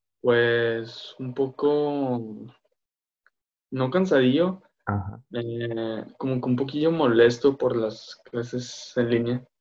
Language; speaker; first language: Spanish; native; Spanish